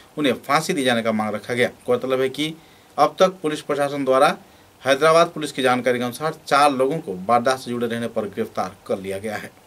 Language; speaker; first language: Hindi; non-native, local second language; Bangla